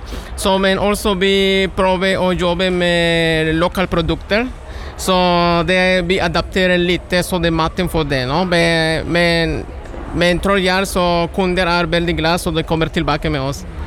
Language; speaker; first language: Norwegian; non-native, learner; Spanish